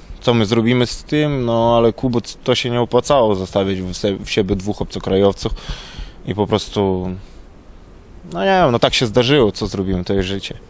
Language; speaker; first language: Polish; non-native, learner; Ukrainian